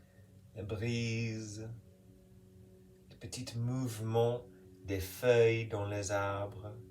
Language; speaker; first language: French; non-native, fluent; English